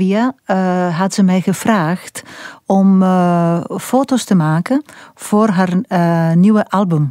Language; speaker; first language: Dutch; non-native, fluent; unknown